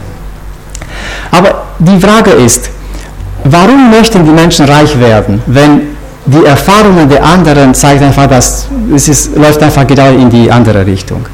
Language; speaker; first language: German; non-native, fluent; Romanian